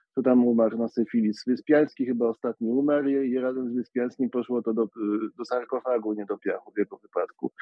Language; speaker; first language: Polish; native; Polish